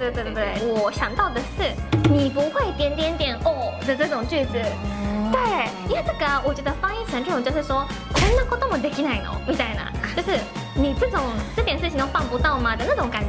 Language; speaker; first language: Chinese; non-native, fluent; Japanese